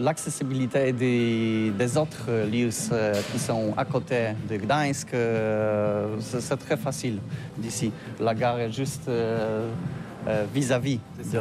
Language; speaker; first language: French; non-native, learner; Polish